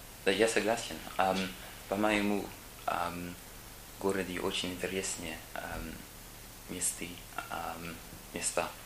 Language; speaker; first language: Russian; non-native, learner; English